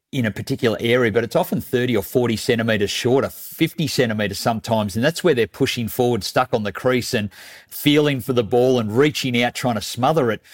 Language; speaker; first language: English; native; English